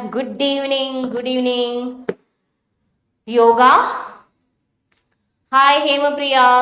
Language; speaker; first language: English; non-native, local second language; Tamil